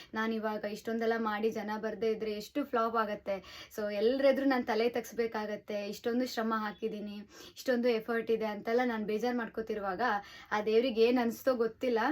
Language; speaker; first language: Kannada; native; Kannada